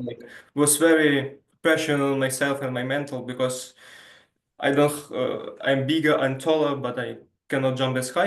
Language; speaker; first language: English; non-native, learner; Ukrainian